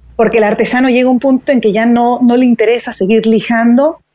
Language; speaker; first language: Spanish; native; Spanish